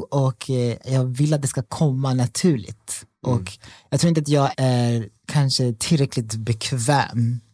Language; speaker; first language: Swedish; native; Swedish